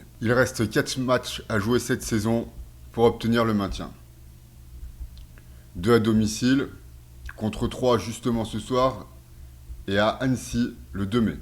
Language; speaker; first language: French; native; French